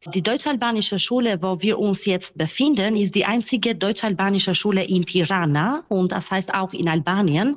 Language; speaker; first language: German; non-native, fluent; Albanian